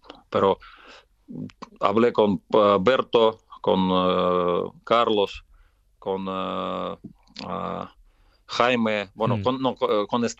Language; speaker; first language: Spanish; non-native, fluent; Russian